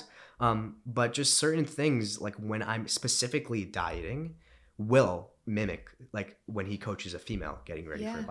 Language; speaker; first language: English; early bilingual, other home language; Romanian